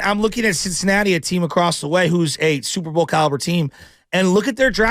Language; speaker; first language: English; native; English